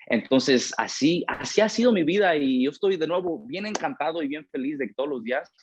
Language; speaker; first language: Spanish; early bilingual, heritage; Spanish